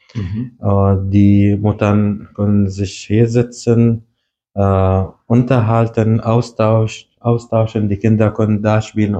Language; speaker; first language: German; non-native, fluent; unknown